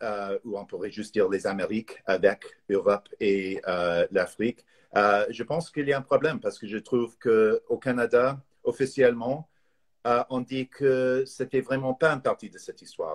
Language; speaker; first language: French; non-native, fluent; English